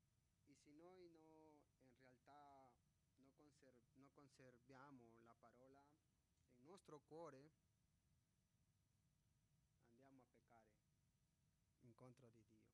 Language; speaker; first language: Italian; non-native, fluent; Spanish